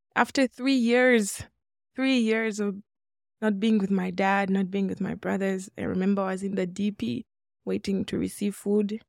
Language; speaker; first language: English; non-native, local second language; Swahili